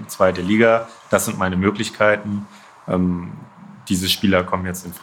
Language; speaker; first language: German; native; German